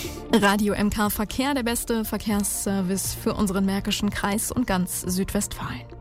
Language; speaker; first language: German; native; German